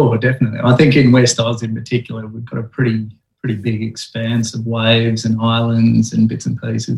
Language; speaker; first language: English; native; English